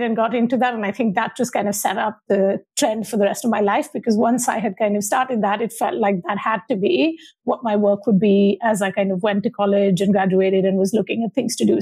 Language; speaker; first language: English; non-native, local second language; Hindi